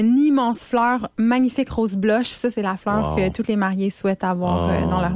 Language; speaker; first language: French; native; French